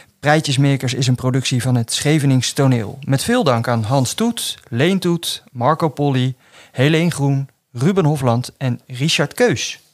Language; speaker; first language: Dutch; native; Dutch